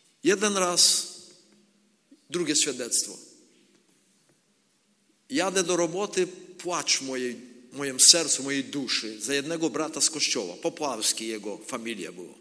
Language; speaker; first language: Polish; non-native, learner; Ukrainian